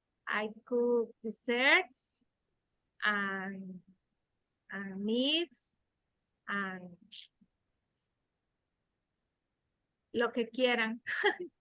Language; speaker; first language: English; non-native, learner; Spanish